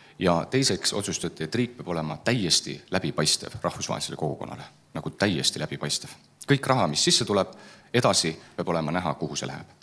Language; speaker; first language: Estonian; native; Estonian